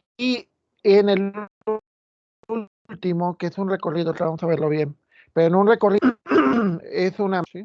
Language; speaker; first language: Spanish; native; Spanish